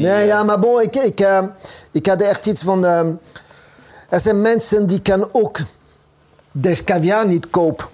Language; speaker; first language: Dutch; non-native, fluent; French